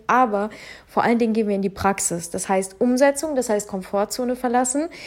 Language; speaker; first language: German; early bilingual, other home language; Russian